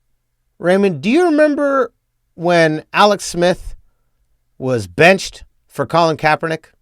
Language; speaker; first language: English; native; English